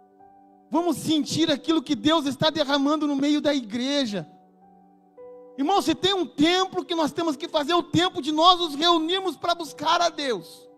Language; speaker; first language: Portuguese; native; Portuguese